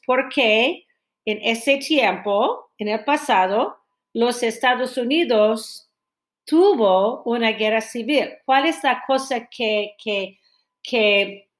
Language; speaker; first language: Spanish; non-native, fluent; English